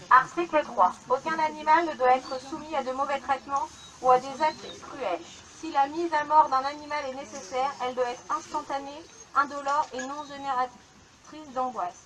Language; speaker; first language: French; native; French